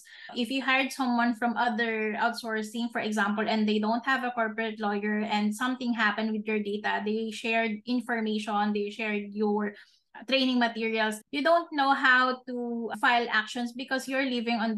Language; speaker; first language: English; non-native, local second language; Filipino